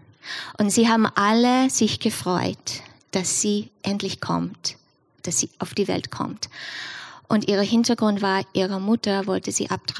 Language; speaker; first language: German; non-native, fluent; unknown